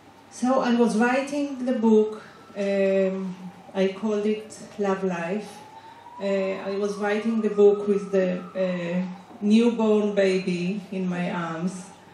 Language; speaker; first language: English; non-native, fluent; Hebrew